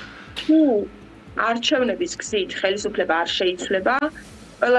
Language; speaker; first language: Georgian; native; Georgian